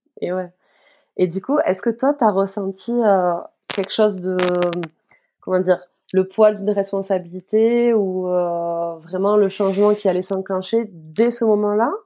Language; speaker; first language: French; native; French